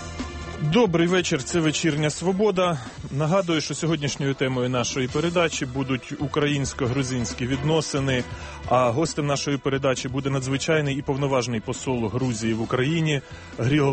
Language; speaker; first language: Ukrainian; native; Ukrainian